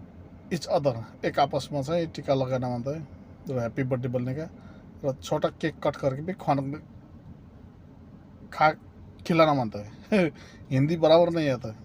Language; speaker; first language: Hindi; non-native, learner; Nepali